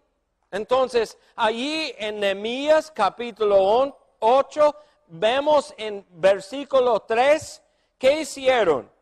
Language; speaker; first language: Spanish; non-native, fluent; English